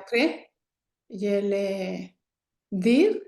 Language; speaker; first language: French; non-native, learner; Spanish